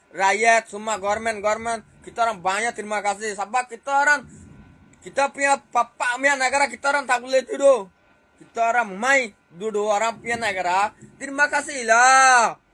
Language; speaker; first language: Malay; non-native, fluent; Rohingya